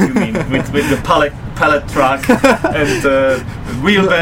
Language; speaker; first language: English; non-native, fluent; Czech